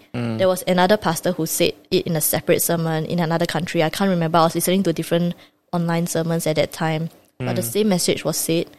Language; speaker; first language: English; native; English